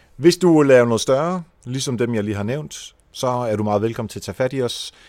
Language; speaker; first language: Danish; native; Danish